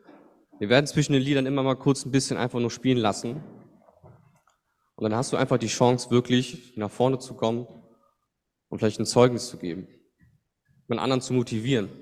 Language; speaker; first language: German; native; German